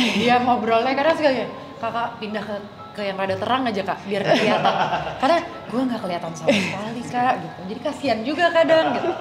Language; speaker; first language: Indonesian; native; Indonesian